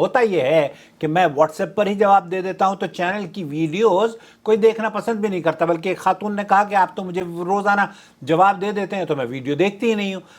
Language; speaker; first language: Urdu; native; Urdu